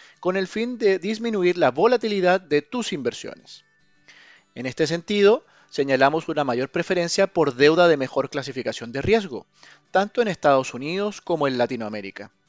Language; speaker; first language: Spanish; native; Spanish